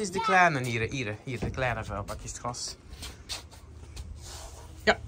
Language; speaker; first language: Dutch; native; Dutch